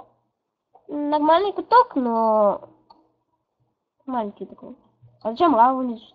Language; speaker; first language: Russian; native; Russian